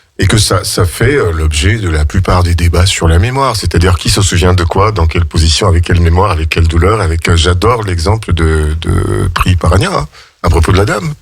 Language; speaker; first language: French; native; French